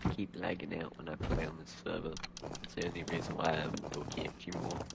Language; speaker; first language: English; native; English